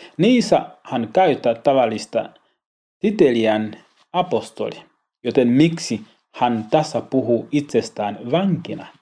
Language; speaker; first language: Finnish; non-native, learner; Swahili